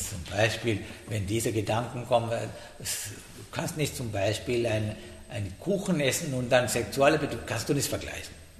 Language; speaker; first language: German; non-native, fluent; Sinhala